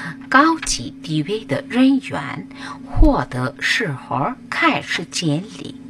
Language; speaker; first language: Chinese; non-native, fluent; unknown